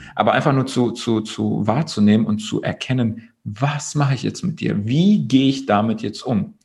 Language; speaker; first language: German; non-native, local second language; Greek